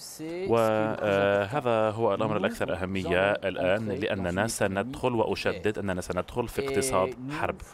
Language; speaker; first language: Arabic; non-native, fluent; French